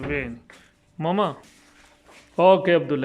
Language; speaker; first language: Italian; non-native, learner; Punjabi